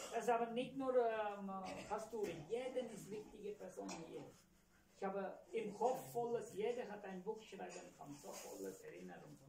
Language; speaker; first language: German; non-native, learner; Tamil